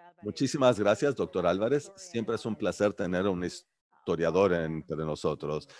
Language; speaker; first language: Spanish; early bilingual, heritage; Spanish